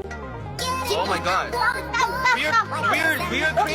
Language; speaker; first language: English; non-native, learner; Korean